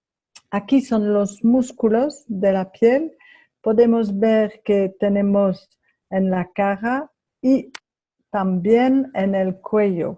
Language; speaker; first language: Spanish; non-native, fluent; French